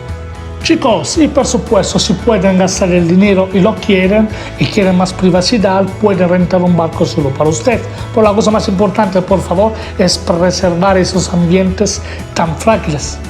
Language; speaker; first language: Spanish; non-native, fluent; Italian